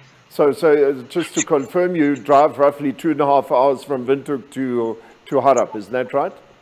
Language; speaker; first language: English; non-native, local second language; German